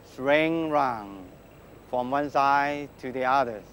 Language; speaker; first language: English; non-native, local second language; Cantonese